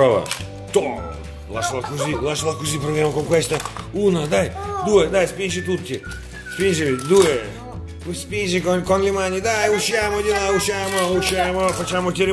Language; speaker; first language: Italian; non-native, fluent; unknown